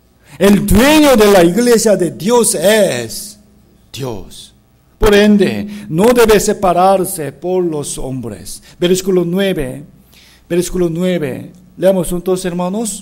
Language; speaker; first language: Spanish; non-native, fluent; Korean